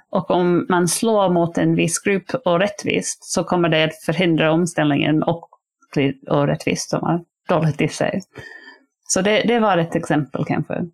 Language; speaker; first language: Swedish; non-native, fluent; English